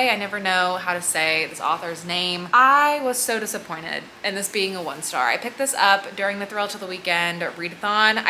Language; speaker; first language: English; native; English